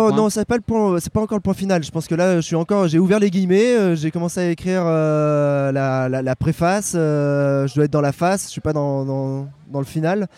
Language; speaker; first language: French; native; French